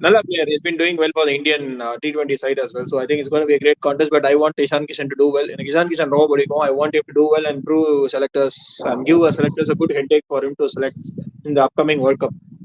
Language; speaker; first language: English; non-native, local second language; Tamil